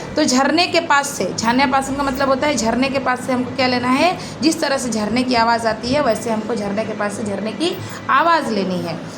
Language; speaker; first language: Hindi; native; Hindi